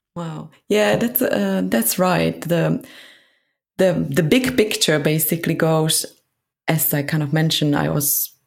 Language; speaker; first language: English; non-native, fluent; Czech